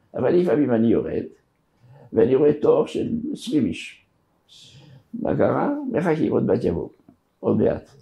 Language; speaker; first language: Hebrew; non-native, fluent; French